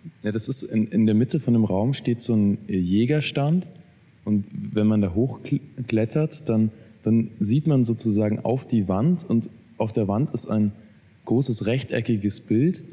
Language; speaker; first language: German; native; German